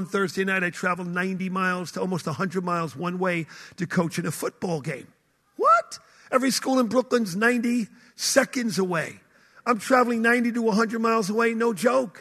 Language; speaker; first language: English; native; English